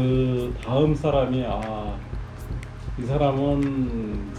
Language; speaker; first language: Korean; native; Korean